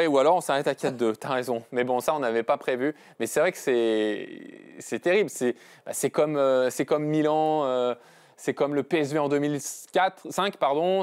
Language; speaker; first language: French; native; French